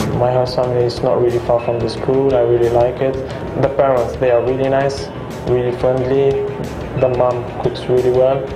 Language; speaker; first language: English; non-native, fluent; Arabic